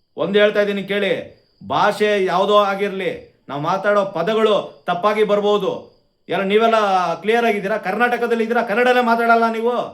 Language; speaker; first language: Kannada; non-native, local second language; Konkani